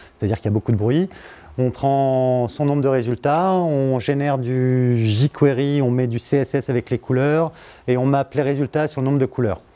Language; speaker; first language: French; native; French